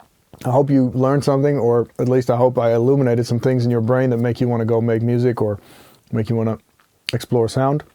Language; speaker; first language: English; non-native, fluent; Dutch